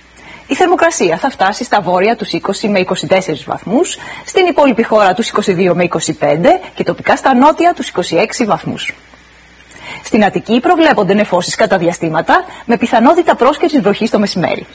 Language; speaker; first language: Greek; native; Greek